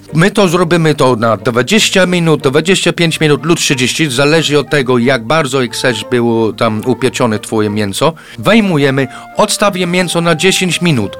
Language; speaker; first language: Polish; non-native, fluent; English